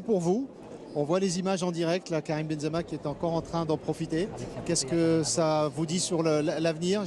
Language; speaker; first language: French; native; French